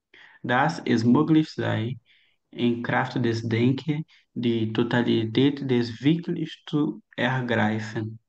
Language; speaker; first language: German; non-native, learner; Portuguese